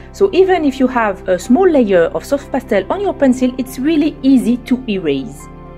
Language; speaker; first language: English; non-native, fluent; French